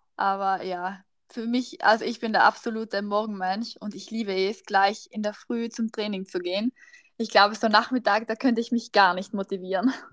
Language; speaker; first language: German; native; German